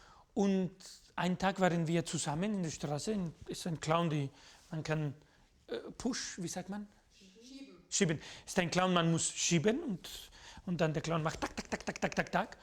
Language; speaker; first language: German; non-native, fluent; Spanish